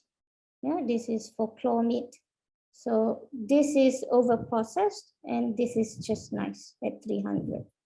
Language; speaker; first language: English; non-native, local second language; Malay